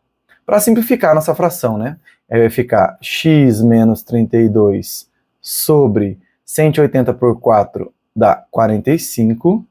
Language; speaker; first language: Portuguese; native; Portuguese